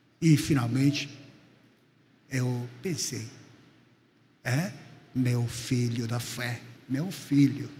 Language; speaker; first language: Portuguese; non-native, fluent; Korean